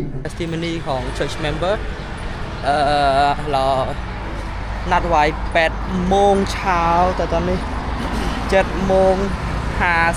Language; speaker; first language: Thai; non-native, fluent; Khmer